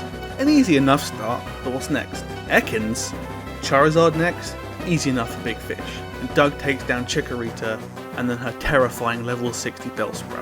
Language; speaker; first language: English; native; English